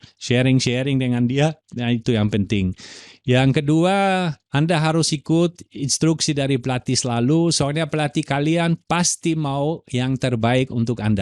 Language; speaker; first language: Indonesian; non-native, fluent; German